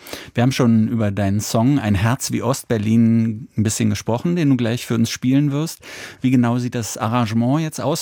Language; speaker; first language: German; native; German